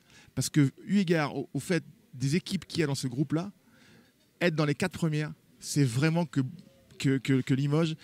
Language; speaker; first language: French; native; French